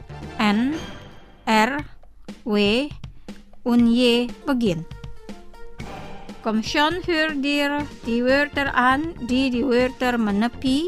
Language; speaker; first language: German; non-native, fluent; Indonesian